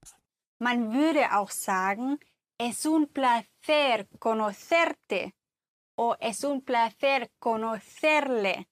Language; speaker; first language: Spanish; non-native, fluent; German